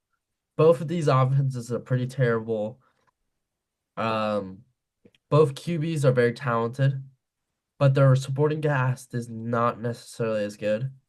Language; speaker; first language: English; native; English